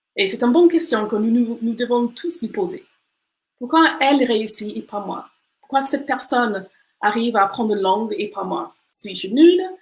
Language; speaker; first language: French; non-native, fluent; English